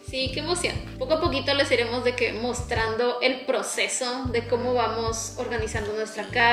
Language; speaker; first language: Spanish; native; Spanish